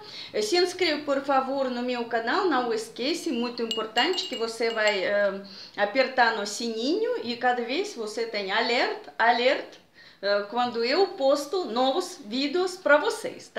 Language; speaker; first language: Portuguese; non-native, fluent; Russian